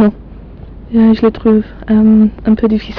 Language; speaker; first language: French; non-native, learner; English